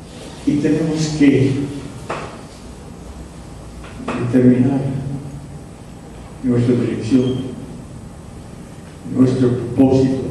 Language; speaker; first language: Spanish; non-native, fluent; English